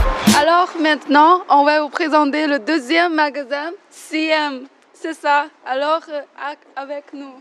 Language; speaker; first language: French; non-native, learner; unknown